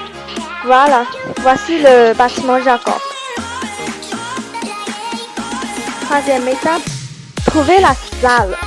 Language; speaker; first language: French; non-native, learner; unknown